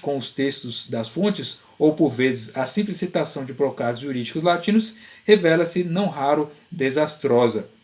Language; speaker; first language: Portuguese; native; Portuguese